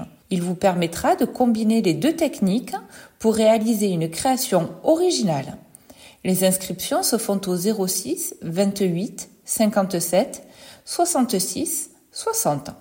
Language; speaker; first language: French; native; French